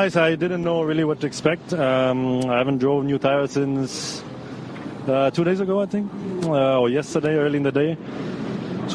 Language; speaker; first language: English; non-native, fluent; French